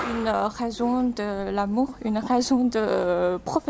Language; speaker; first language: French; non-native, fluent; Chinese